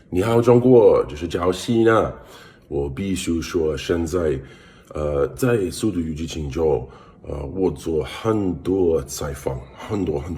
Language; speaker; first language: Chinese; non-native, learner; English